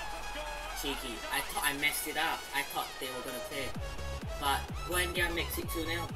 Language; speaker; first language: English; native; English